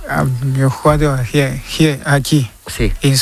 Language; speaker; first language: Spanish; non-native, learner; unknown